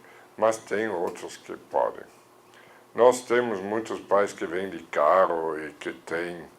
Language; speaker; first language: Portuguese; non-native, fluent; German